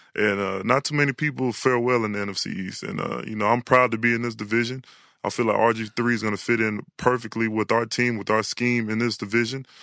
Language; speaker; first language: English; native; English